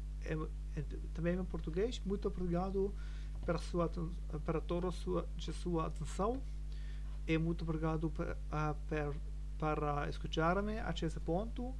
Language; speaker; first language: Portuguese; non-native, learner; German